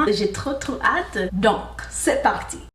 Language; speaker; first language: French; non-native, learner; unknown